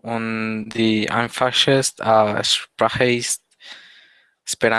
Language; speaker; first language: German; non-native, learner; Spanish